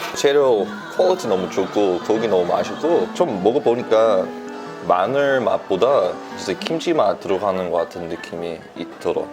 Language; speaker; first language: Korean; non-native, fluent; English